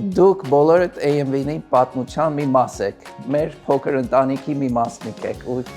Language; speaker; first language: Armenian; early bilingual, heritage; Armenian